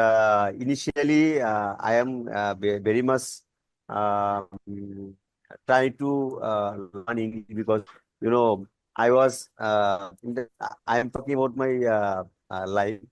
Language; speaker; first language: English; non-native, learner; Bangla